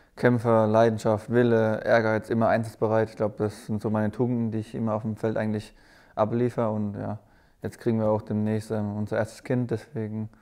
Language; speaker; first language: German; native; German